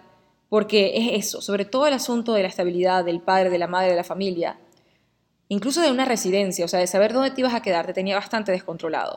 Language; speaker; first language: Spanish; native; Spanish